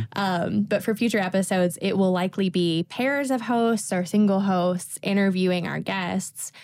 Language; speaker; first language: English; native; English